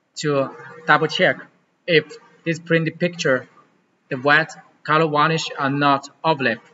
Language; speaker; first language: English; non-native, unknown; Chinese